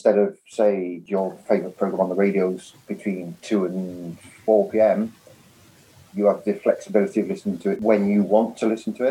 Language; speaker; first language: English; native; English